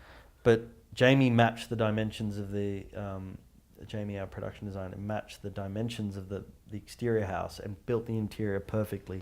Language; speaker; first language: English; native; English